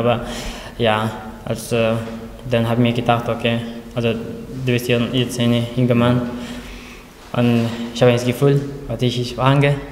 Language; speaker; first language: German; non-native, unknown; Persian